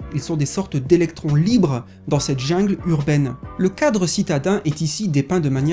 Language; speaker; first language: French; native; French